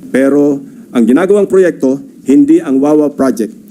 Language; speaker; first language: Filipino; native; Filipino